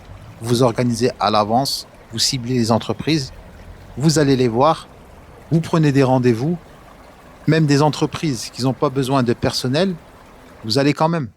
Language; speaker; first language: French; native; French